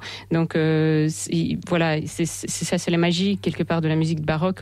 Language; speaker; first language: French; non-native, fluent; Russian